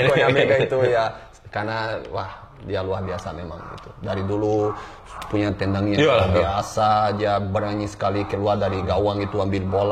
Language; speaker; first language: Indonesian; non-native, fluent; Portuguese